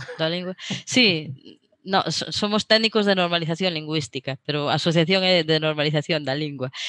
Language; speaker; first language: Galician; native; Galician